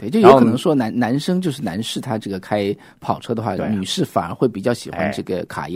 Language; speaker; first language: Chinese; native; Chinese